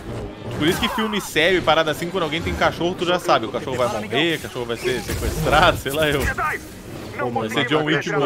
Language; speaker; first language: Portuguese; native; Portuguese